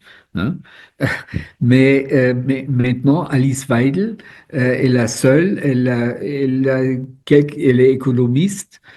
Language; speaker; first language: French; non-native, fluent; German